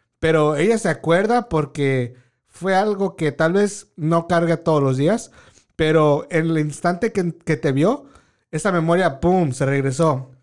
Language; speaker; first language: Spanish; early bilingual, heritage; Spanish